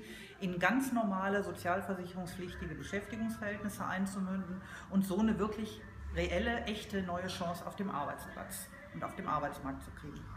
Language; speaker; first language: German; native; German